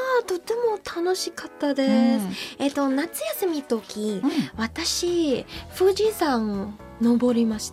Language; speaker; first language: Japanese; non-native, learner; English